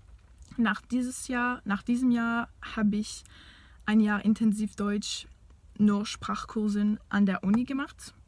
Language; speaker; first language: German; non-native, fluent; French